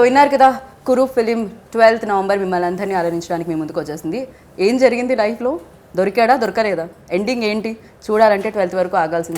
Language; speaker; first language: Telugu; native; Telugu